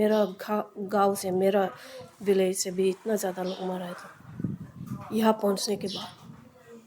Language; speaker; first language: Hindi; non-native, local second language; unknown